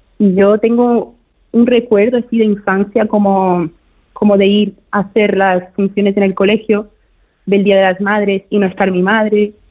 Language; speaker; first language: Spanish; early bilingual, other home language; Portuguese